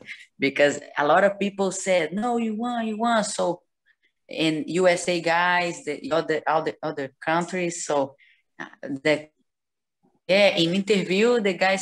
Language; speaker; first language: English; non-native, learner; Portuguese